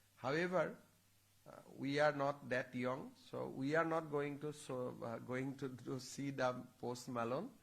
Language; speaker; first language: English; non-native, local second language; Assamese